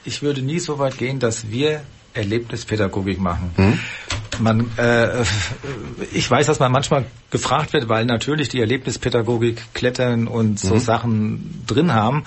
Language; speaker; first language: German; native; German